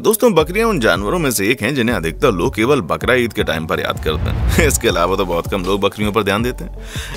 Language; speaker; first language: Hindi; native; Hindi